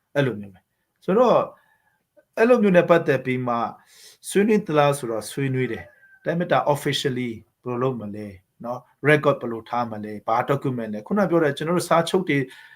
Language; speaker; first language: Burmese; non-native, local second language; Hakha Chin